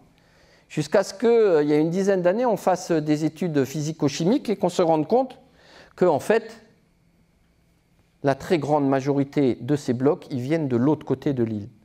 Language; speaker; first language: French; native; French